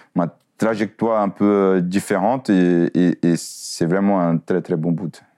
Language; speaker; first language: French; non-native, fluent; Portuguese